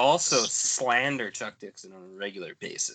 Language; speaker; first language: English; native; English